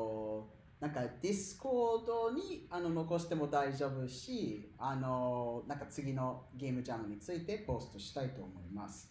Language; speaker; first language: Japanese; non-native, fluent; English